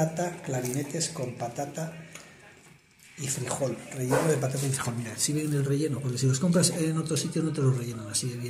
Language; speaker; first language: Spanish; native; Spanish